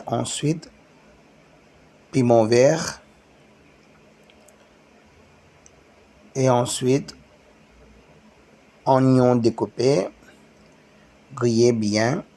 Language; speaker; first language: French; non-native, learner; Tamil